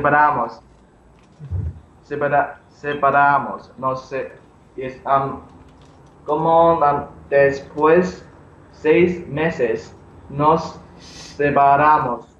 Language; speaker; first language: Spanish; non-native, learner; English